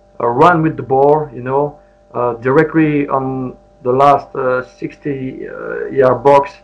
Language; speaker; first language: English; non-native, learner; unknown